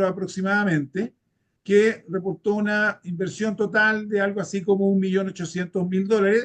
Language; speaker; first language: Spanish; native; Spanish